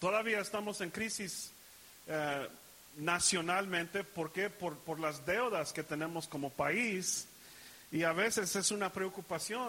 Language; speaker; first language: Spanish; early bilingual, heritage; Spanish